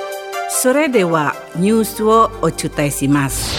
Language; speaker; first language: Japanese; non-native, fluent; Indonesian